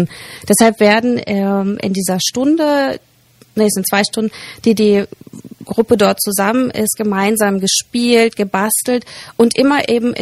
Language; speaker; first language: German; native; German